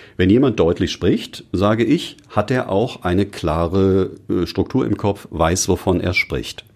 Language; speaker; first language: German; native; German